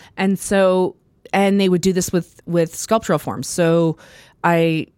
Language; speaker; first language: English; native; English